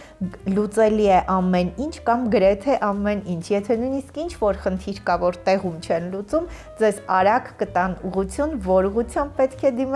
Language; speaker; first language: Armenian; native; Armenian